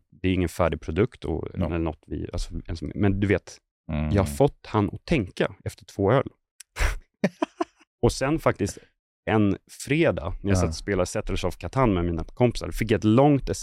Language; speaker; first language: Swedish; native; Swedish